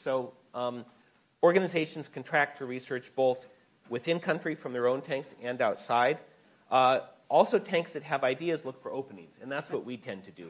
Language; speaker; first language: English; native; English